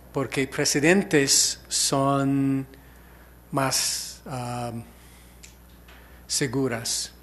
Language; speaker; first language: Spanish; non-native, fluent; English